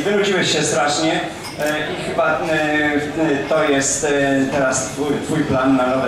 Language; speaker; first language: Polish; native; Polish